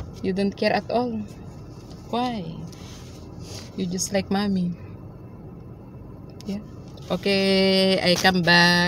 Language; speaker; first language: English; non-native, local second language; Filipino